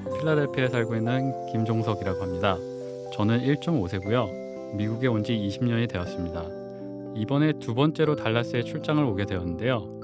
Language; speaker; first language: Korean; early bilingual, other home language; English